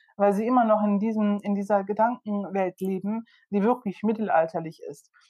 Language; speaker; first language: German; early bilingual, other home language; Turkish